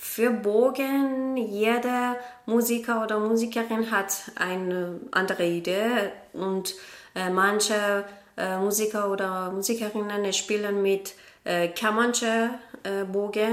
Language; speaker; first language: German; non-native, learner; Persian